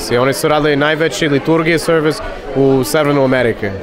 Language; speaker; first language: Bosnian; early bilingual, heritage; Serbian